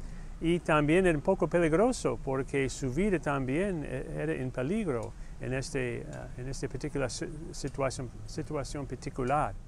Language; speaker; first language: Spanish; non-native, fluent; English